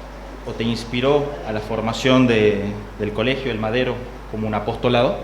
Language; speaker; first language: Spanish; native; Spanish